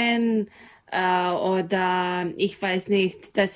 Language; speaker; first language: German; non-native, learner; Serbian